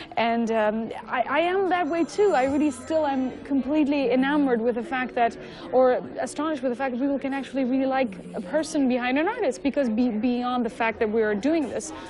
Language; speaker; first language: English; non-native, fluent; Italian